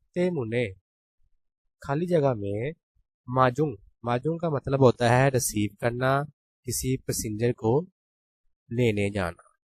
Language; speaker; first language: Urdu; native; Urdu